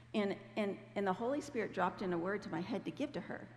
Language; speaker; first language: English; native; English